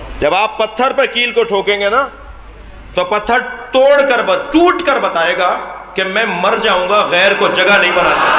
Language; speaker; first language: Urdu; non-native, local second language; Sindhi